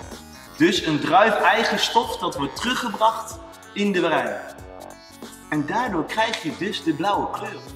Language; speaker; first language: Dutch; native; Dutch